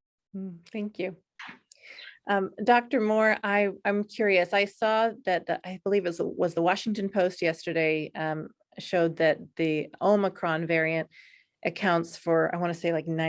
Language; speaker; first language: English; native; English